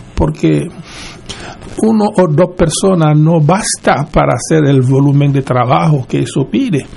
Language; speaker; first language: Spanish; non-native, fluent; Haitian Creole